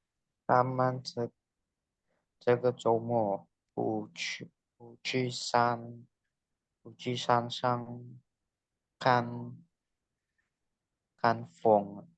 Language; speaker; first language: Chinese; non-native, learner; Indonesian